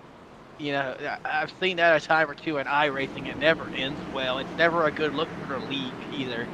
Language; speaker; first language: English; native; English